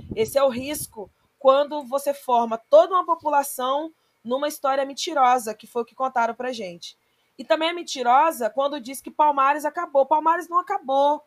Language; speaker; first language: Portuguese; native; Portuguese